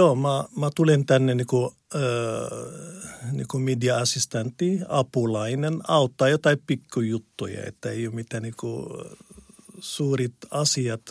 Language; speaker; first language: Finnish; non-native, learner; Arabic